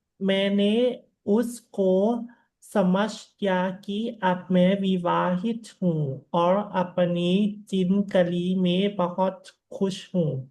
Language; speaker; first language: Hindi; non-native, learner; Thai